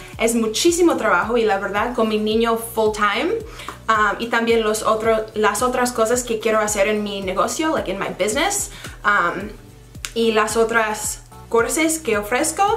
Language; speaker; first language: Spanish; non-native, fluent; English